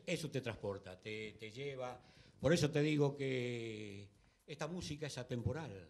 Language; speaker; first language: Spanish; native; Spanish